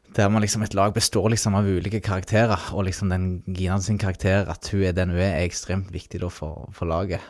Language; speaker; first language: Norwegian; native; Norwegian